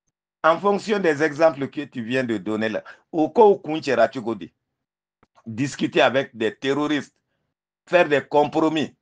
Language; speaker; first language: French; non-native, local second language; Bambara